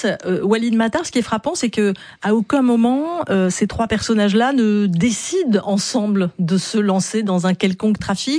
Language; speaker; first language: French; native; French